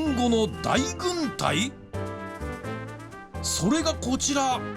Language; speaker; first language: Japanese; native; Japanese